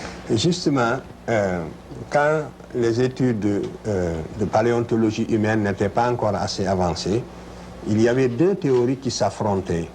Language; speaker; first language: French; non-native, local second language; Wolof